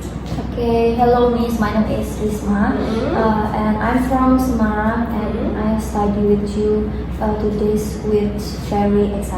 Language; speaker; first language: English; non-native, learner; Indonesian